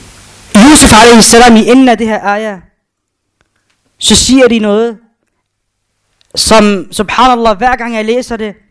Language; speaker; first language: Danish; non-native, fluent; Arabic